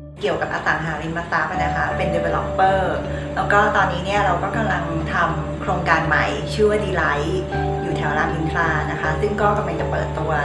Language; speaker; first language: Thai; native; Thai